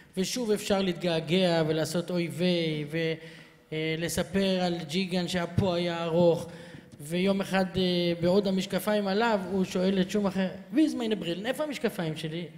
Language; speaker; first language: Hebrew; native; Hebrew